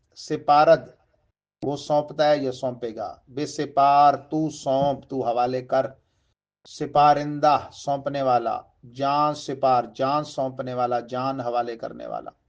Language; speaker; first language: Urdu; native; Urdu